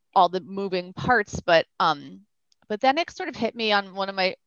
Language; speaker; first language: English; native; English